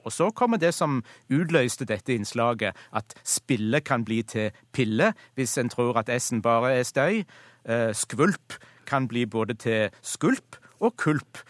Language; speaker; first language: Norwegian; native; Norwegian